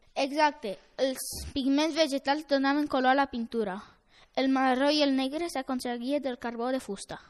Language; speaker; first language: Catalan; early bilingual, other home language; Romanian